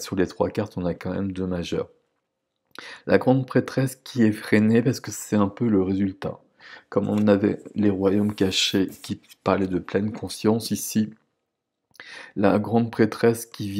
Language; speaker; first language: French; native; French